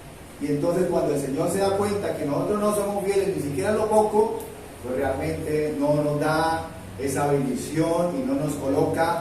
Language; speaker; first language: Spanish; native; Spanish